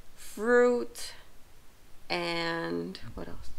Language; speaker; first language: English; early bilingual, other home language; Spanish